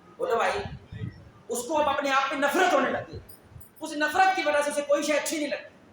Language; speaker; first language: Urdu; non-native, local second language; Punjabi